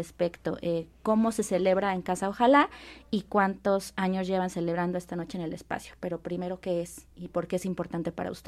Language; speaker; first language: Spanish; native; Spanish